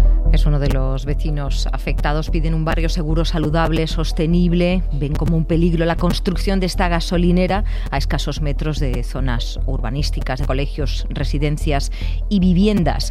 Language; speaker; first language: Spanish; native; Spanish